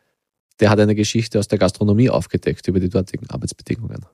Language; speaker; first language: German; native; German